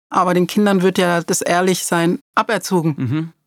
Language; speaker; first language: German; early bilingual, other home language; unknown